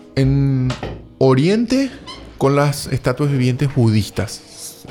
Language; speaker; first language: Spanish; native; Spanish